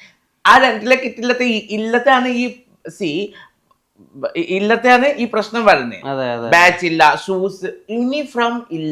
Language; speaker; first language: Malayalam; non-native, fluent; Assamese